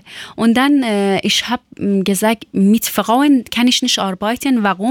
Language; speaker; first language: German; non-native, learner; Persian